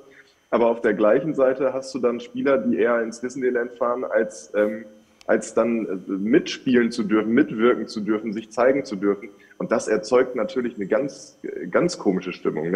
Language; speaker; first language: German; native; German